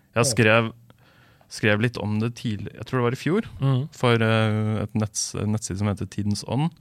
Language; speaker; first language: Norwegian; native; Norwegian